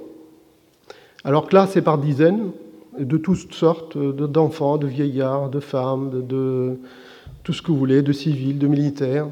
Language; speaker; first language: French; non-native, fluent; Arabic